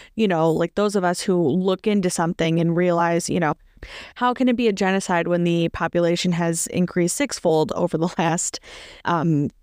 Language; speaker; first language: English; native; English